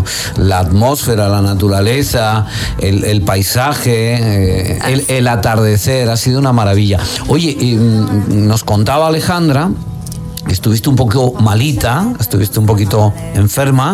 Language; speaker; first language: Spanish; native; Spanish